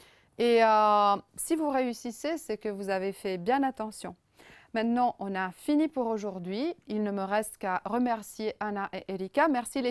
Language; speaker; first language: French; non-native, fluent; Romanian